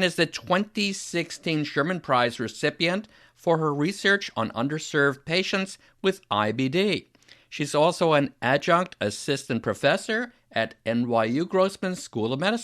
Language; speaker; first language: English; native; English